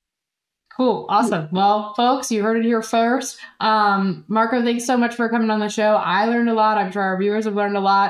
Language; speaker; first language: English; native; English